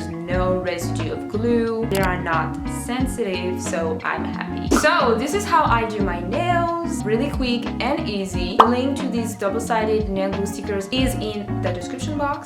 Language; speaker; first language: English; non-native, fluent; French